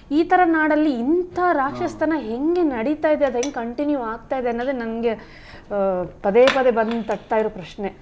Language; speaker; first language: Kannada; native; Kannada